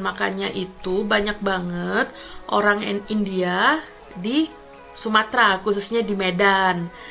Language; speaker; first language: Indonesian; native; Indonesian